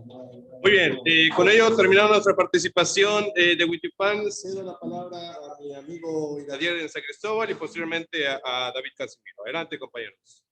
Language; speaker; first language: Spanish; native; Spanish